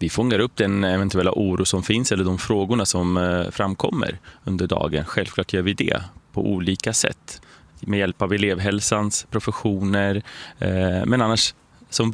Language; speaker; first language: Swedish; native; Swedish